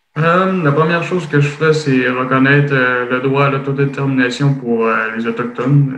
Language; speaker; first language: French; native; French